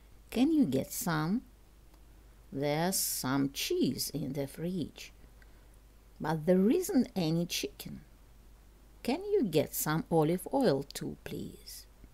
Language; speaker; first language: English; non-native, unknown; Russian